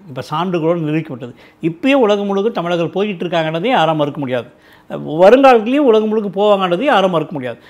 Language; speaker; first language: Tamil; native; Tamil